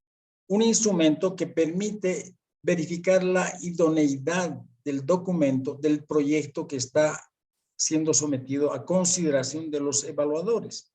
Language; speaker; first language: Spanish; native; Spanish